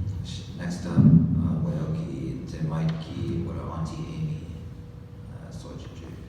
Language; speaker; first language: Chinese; early bilingual, heritage; English